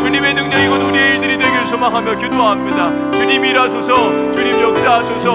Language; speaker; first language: Korean; native; Korean